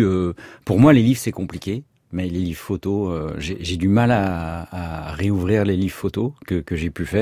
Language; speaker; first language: French; native; French